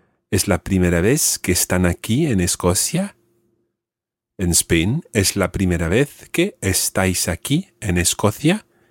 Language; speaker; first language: Spanish; non-native, fluent; English